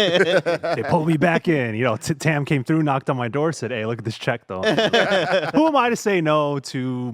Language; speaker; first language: English; native; English